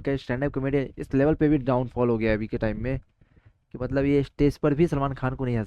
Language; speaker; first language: Hindi; native; Hindi